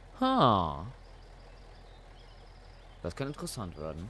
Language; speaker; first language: German; native; German